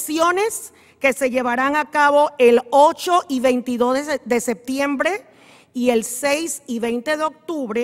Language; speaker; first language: Spanish; native; Spanish